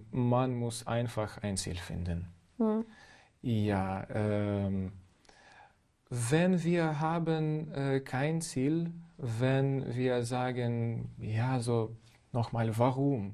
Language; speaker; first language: German; non-native, fluent; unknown